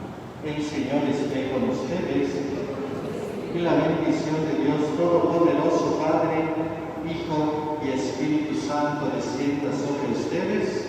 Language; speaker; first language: Spanish; native; Spanish